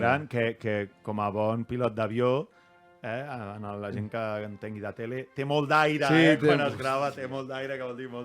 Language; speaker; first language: Catalan; native; Catalan